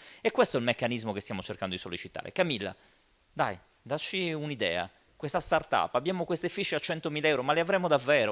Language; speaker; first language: Italian; native; Italian